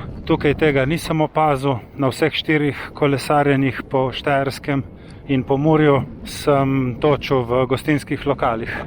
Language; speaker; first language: Slovenian; native; Slovenian